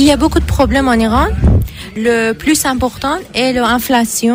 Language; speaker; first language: French; non-native, learner; Persian